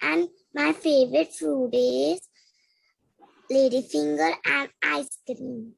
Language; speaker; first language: English; non-native, learner; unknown